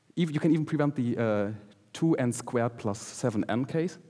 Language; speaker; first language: English; non-native, fluent; German